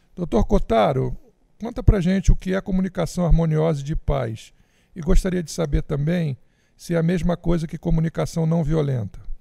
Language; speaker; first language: Portuguese; native; Portuguese